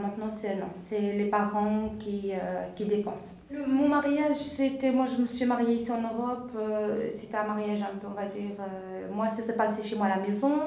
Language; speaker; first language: French; non-native, local second language; Arabic